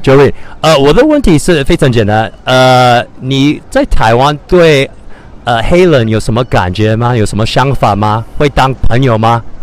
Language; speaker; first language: Chinese; early bilingual, other home language; English